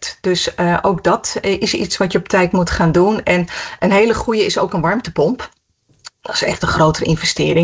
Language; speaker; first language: Dutch; native; Dutch